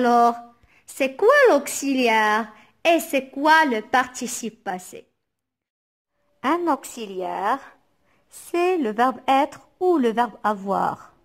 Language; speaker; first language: French; non-native, local second language; Arabic